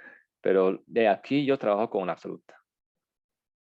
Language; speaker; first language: Spanish; native; Spanish